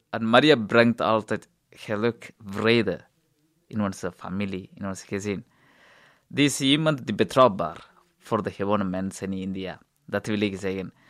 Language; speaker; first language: Dutch; non-native, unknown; Tamil